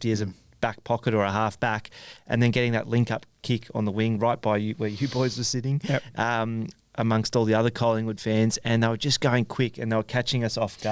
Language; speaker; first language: English; native; English